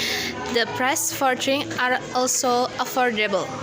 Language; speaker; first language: English; non-native, learner; Indonesian